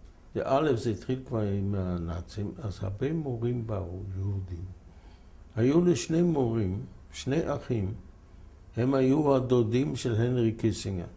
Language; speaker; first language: Hebrew; non-native, fluent; German